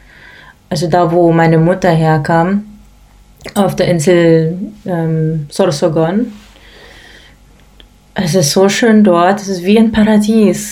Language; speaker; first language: German; early bilingual, other home language; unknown